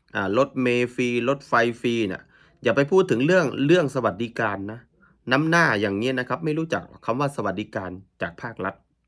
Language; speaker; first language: Thai; native; Thai